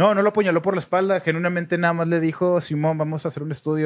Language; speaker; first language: Spanish; native; Spanish